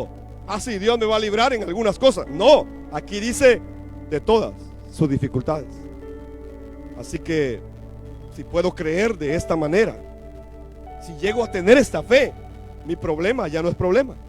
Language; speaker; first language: Spanish; native; Spanish